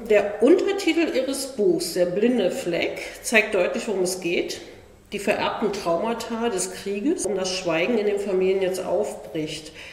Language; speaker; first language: German; native; German